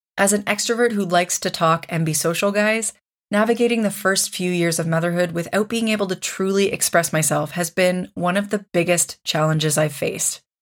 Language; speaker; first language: English; native; English